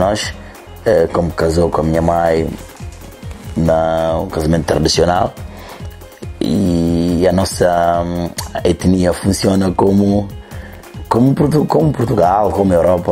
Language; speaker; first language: Portuguese; non-native, local second language; Upper Guinea Crioulo